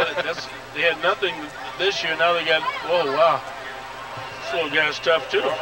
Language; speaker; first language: English; native; English